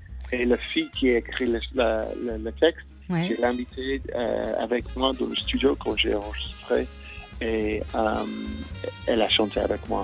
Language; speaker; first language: French; non-native, fluent; English